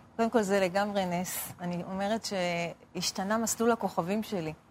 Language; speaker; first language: Hebrew; early bilingual, other home language; Arabic